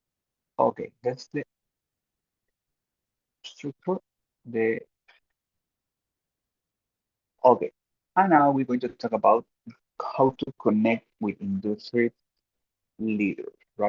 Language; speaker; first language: English; non-native, fluent; Spanish